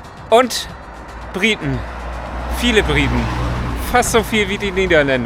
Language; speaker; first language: German; native; German